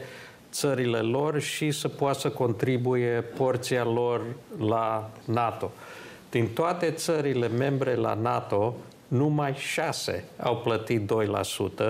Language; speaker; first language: Romanian; early bilingual, heritage; Romanian